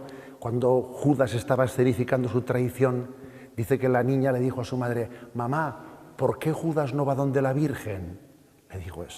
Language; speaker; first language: Spanish; native; Spanish